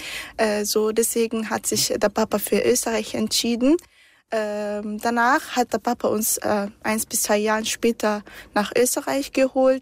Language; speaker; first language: German; early bilingual, other home language; Arabic